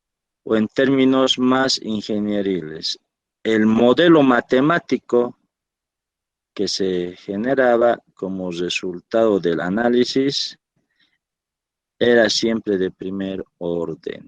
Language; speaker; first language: Spanish; native; Spanish